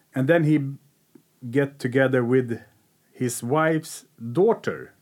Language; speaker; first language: English; non-native, learner; Swedish